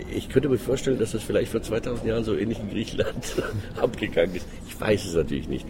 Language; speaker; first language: German; non-native, fluent; Greek